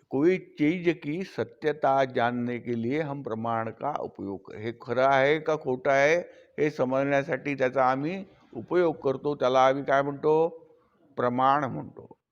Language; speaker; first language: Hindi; non-native, local second language; Marathi